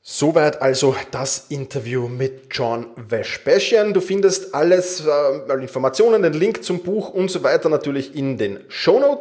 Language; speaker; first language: German; native; German